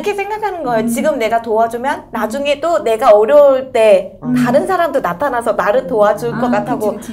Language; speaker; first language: Korean; non-native, fluent; Vietnamese